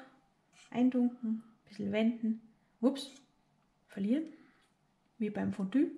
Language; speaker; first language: German; native; German